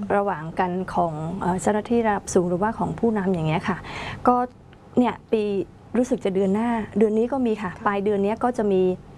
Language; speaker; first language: Thai; non-native, fluent; Khmer